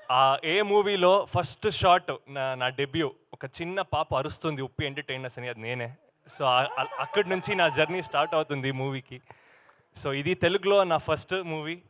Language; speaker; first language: Telugu; non-native, learner; Kannada